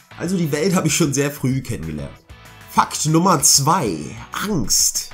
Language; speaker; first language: German; early bilingual, heritage; German